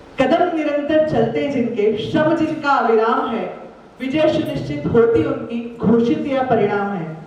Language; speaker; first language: Hindi; native; Hindi